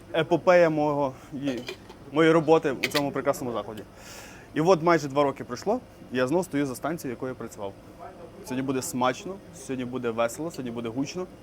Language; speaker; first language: Ukrainian; native; Ukrainian